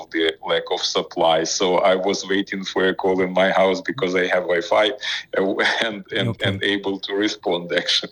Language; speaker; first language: English; non-native, fluent; Ukrainian